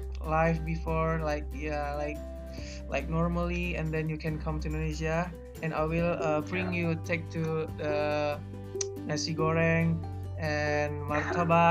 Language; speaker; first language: English; non-native, learner; Indonesian